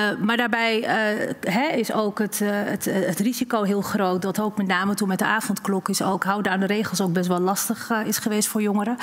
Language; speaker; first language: Dutch; native; Dutch